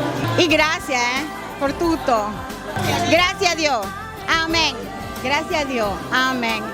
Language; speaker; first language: Italian; non-native, learner; Filipino